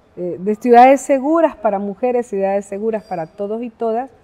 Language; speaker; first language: Spanish; native; Spanish